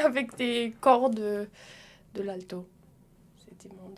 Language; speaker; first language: French; non-native, fluent; German